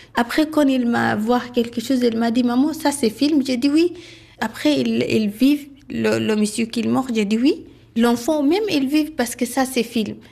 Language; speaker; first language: French; non-native, learner; Arabic